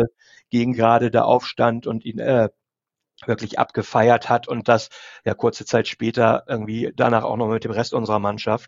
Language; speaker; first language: German; native; German